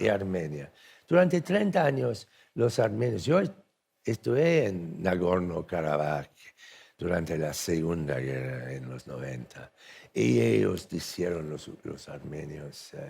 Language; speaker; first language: Spanish; non-native, fluent; English